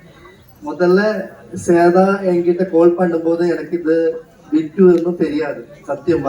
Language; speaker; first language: Tamil; non-native, learner; Malayalam